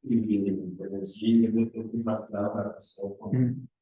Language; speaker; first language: Spanish; native; Spanish